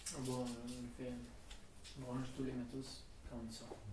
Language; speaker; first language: French; non-native, learner; Kurdish